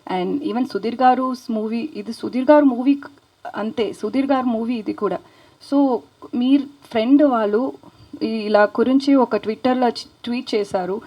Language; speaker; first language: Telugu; non-native, local second language; Tamil